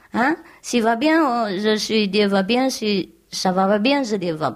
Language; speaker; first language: French; non-native, learner; Vietnamese